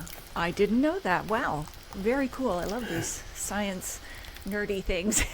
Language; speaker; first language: English; native; English